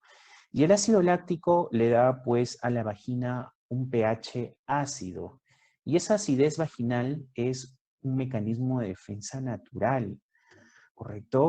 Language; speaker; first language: Spanish; native; Spanish